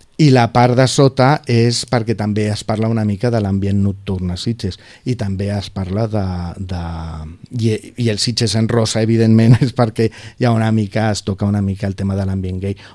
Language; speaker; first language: Catalan; non-native, local second language; Spanish